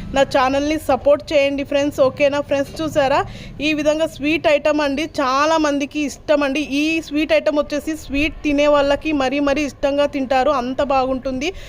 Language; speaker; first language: Telugu; non-native, local second language; Urdu